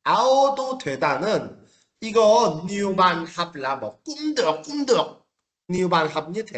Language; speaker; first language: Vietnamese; non-native, fluent; Korean